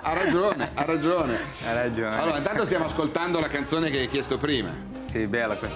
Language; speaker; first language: Italian; native; Italian